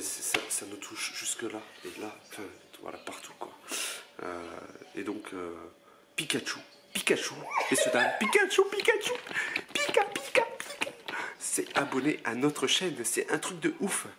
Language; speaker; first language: French; native; French